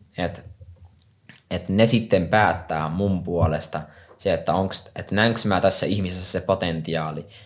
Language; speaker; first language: Finnish; non-native, fluent; Somali